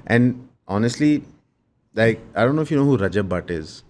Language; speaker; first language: English; non-native, local second language; Urdu